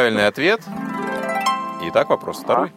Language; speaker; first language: Russian; native; Russian